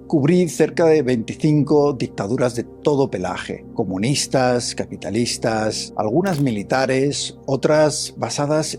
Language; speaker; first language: Spanish; native; Spanish